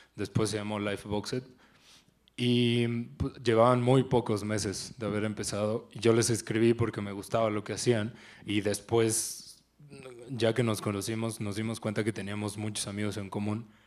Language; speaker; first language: Spanish; native; Spanish